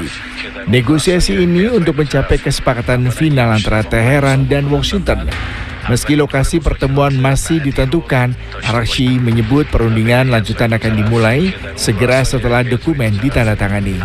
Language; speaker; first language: Indonesian; native; Indonesian